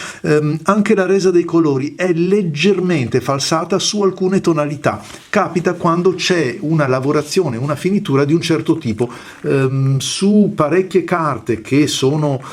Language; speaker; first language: Italian; native; Italian